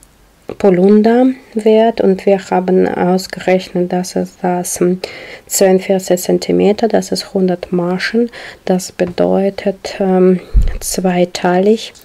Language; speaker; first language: German; non-native, learner; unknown